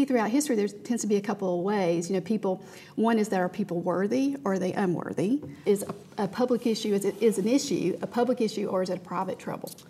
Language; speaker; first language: English; native; English